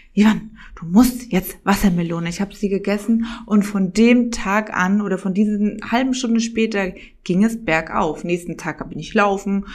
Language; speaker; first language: German; native; German